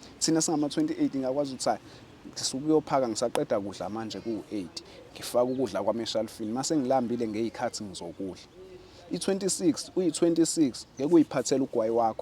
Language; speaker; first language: Zulu; native; Zulu